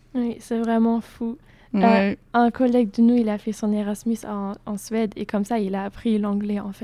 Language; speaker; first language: French; non-native, fluent; German